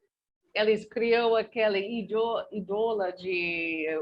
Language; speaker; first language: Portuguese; non-native, learner; English